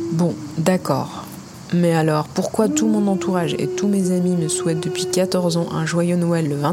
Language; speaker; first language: French; non-native, fluent; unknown